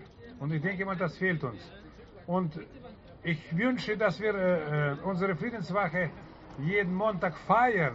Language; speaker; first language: German; non-native, fluent; Russian